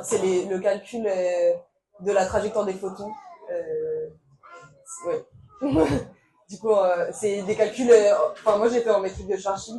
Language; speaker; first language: French; native; French